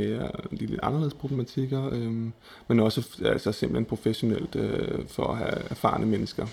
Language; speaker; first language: Danish; native; Danish